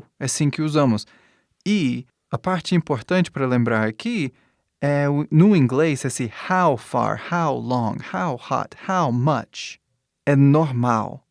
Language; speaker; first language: Portuguese; non-native, fluent; English